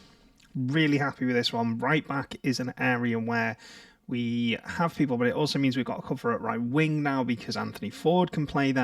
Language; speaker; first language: English; native; English